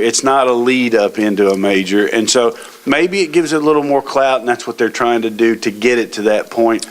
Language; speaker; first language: English; native; English